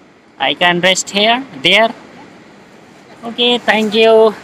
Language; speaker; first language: English; non-native, learner; Hindi